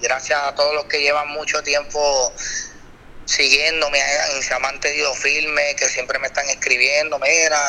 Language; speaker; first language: Spanish; native; Spanish